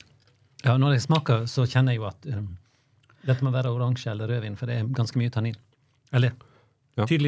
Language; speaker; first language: Norwegian; native; Norwegian